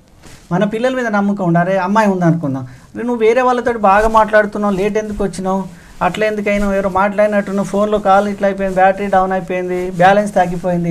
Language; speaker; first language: Telugu; native; Telugu